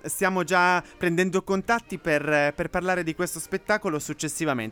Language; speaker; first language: Italian; native; Italian